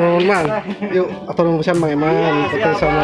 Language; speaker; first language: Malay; non-native, local second language; Sundanese